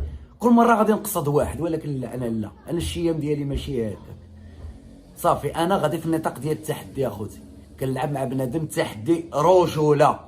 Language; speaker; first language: Arabic; native; Arabic